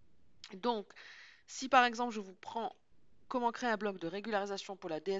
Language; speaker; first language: French; native; French